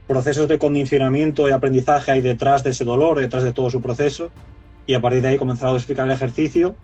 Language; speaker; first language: Spanish; native; Spanish